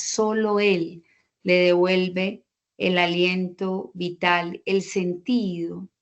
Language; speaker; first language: Spanish; native; Spanish